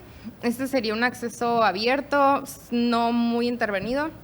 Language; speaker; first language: Spanish; native; Spanish